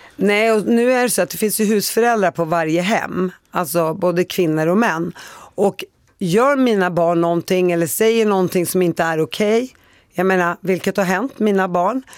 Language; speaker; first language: Swedish; early bilingual, other home language; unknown